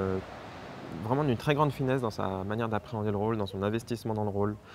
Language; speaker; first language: French; native; French